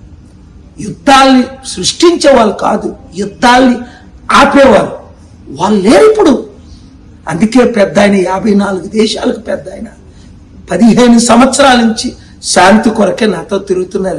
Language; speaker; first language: Telugu; native; Telugu